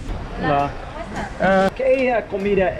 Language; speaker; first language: Spanish; non-native, learner; English